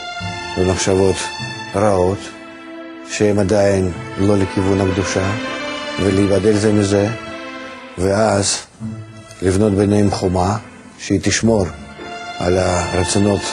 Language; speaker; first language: Hebrew; non-native, fluent; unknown